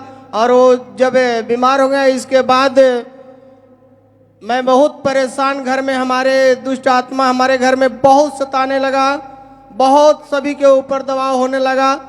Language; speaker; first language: Hindi; non-native, local second language; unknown